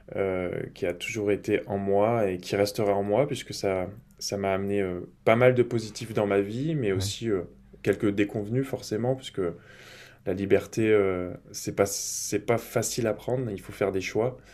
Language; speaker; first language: French; native; French